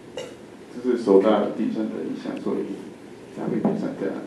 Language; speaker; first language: Chinese; non-native, fluent; French